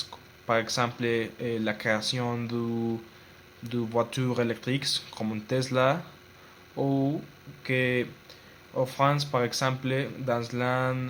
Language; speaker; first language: French; non-native, learner; Spanish